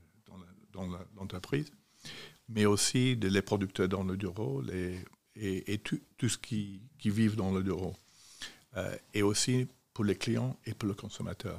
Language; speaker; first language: French; non-native, fluent; English